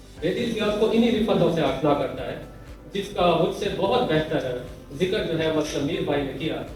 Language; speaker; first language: Urdu; non-native, local second language; Pashto